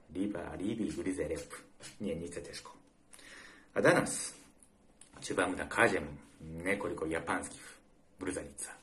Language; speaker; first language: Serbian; non-native, learner; Japanese